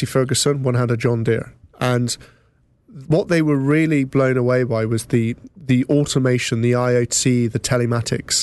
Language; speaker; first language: English; native; English